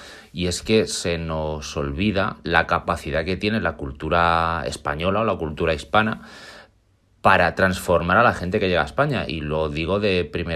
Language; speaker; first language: Spanish; native; Spanish